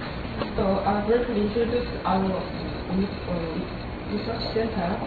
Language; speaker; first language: English; non-native, learner; Korean